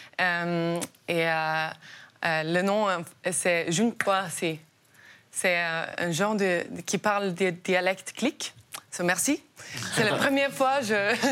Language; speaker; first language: French; non-native, learner; Norwegian